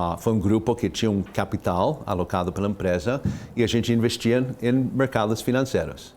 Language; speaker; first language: Portuguese; non-native, fluent; English